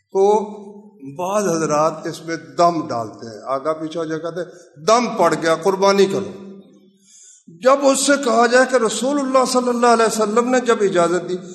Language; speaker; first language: Urdu; non-native, local second language; Punjabi